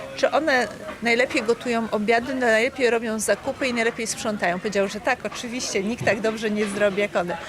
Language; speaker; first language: Polish; native; Polish